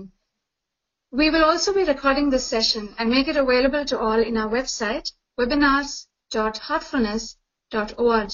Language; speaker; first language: English; non-native, local second language; Tamil